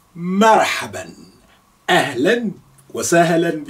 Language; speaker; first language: Arabic; non-native, fluent; Yoruba